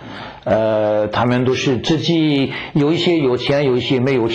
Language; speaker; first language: Chinese; non-native, fluent; French